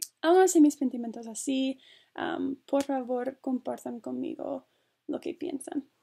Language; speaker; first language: Spanish; non-native, fluent; English